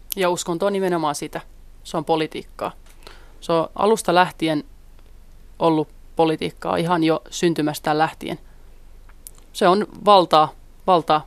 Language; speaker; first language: Finnish; early bilingual, other home language; Central Kurdish